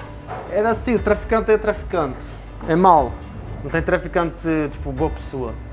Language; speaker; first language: Portuguese; non-native, fluent; Arabic